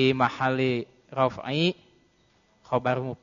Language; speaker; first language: Arabic; non-native, learner; Indonesian